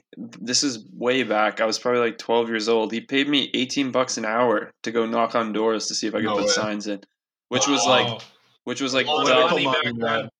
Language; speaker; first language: English; native; English